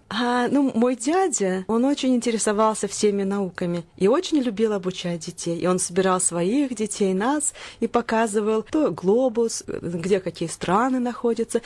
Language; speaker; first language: Russian; native; Russian